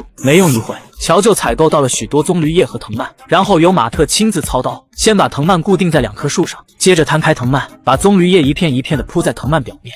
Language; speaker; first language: Chinese; native; Chinese